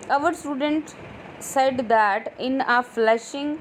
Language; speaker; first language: English; non-native, local second language; Punjabi